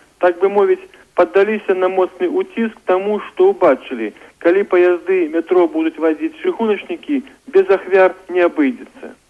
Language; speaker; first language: Belarusian; native; Belarusian